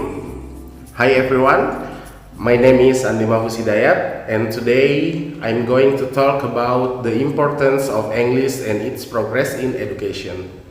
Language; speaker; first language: English; non-native, fluent; Indonesian